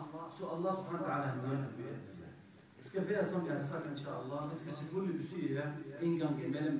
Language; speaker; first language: Danish; non-native, fluent; Arabic